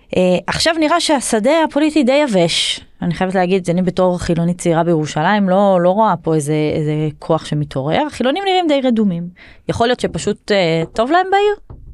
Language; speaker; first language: Hebrew; native; Hebrew